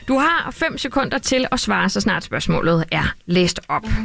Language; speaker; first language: Danish; native; Danish